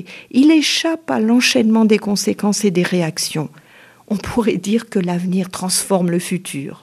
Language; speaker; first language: French; native; French